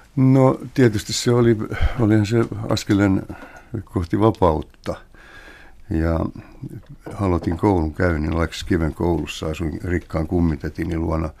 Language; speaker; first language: Finnish; native; Finnish